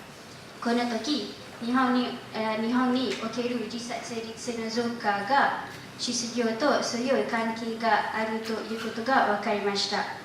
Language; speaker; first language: Japanese; non-native, learner; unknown